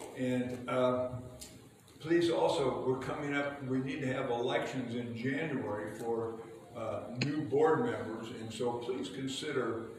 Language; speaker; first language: English; native; English